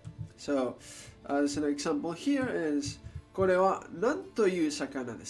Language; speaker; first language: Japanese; non-native, learner; English